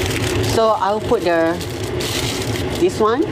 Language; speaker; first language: English; non-native, learner; Malay